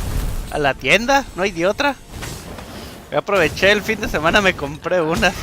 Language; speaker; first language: Spanish; native; Spanish